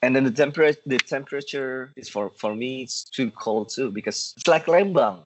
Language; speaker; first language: English; non-native, learner; Indonesian